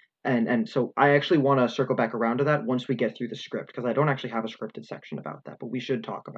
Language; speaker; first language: English; native; English